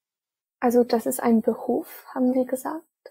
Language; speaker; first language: German; non-native, fluent; English